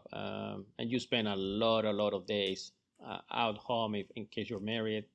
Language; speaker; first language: English; non-native, fluent; Spanish